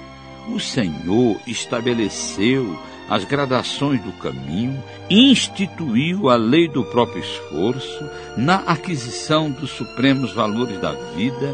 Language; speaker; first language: Portuguese; native; Portuguese